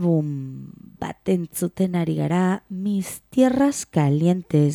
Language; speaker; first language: Basque; non-native, local second language; Spanish